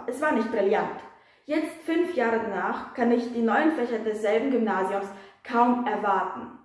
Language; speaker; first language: German; non-native, fluent; Polish